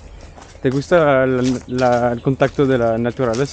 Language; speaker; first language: Spanish; non-native, learner; French